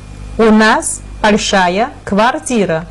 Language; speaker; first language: Russian; non-native, fluent; Chinese